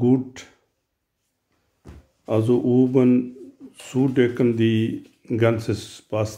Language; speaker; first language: German; non-native, learner; Urdu